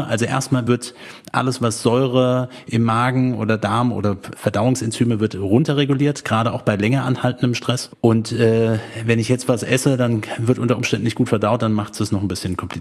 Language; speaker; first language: German; native; German